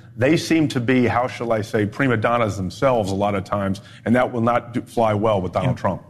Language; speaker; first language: English; native; English